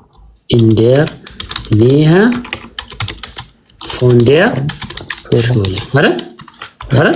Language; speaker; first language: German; non-native, fluent; Amharic